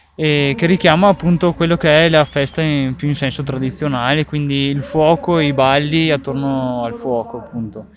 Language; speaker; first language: Italian; native; Italian